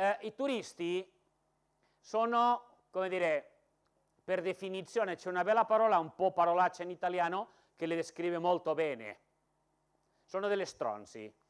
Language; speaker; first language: Italian; non-native, fluent; Catalan